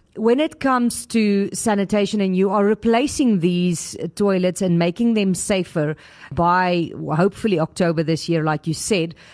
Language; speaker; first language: English; non-native, local second language; Afrikaans